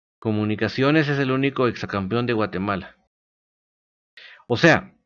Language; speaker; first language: Spanish; native; Spanish